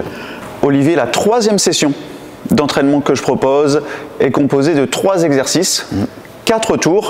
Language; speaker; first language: French; native; French